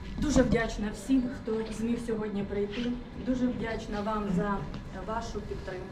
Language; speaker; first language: Ukrainian; non-native, local second language; Russian